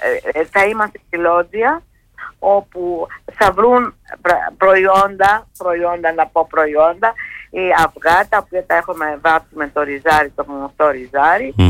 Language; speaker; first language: Greek; native; Greek